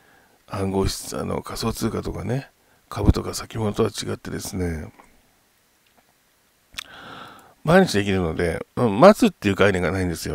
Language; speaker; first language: Japanese; native; Japanese